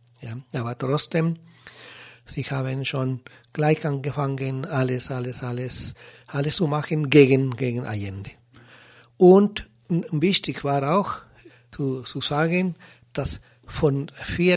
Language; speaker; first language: German; non-native, learner; Spanish